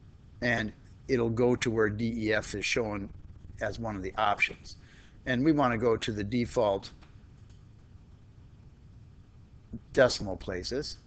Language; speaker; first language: English; native; English